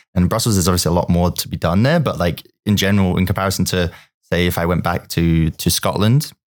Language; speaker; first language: English; native; English